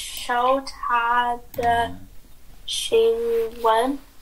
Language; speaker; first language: Chinese; non-native, learner; English